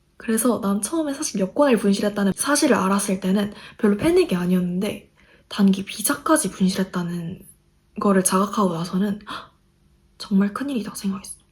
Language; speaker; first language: Korean; native; Korean